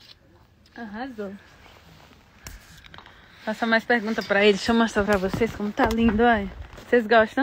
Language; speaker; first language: Portuguese; native; Portuguese